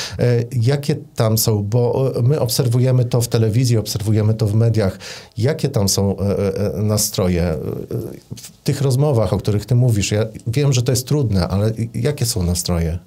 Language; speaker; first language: Polish; native; Polish